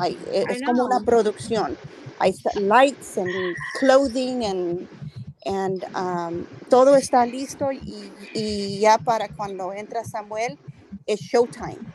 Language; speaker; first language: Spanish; early bilingual, heritage; Spanish